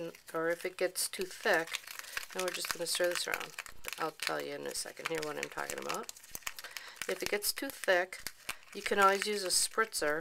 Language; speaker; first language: English; native; English